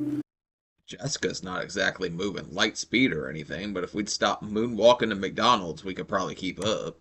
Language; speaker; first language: English; native; English